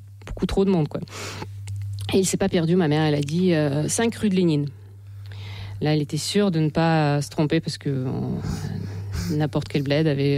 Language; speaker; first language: French; non-native, fluent; Russian